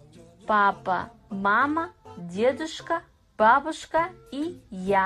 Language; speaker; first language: Russian; non-native, fluent; Kazakh